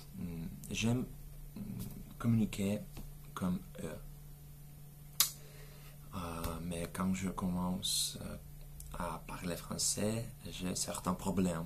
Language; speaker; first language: French; non-native, learner; Russian